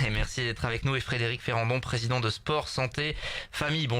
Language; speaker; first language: French; native; French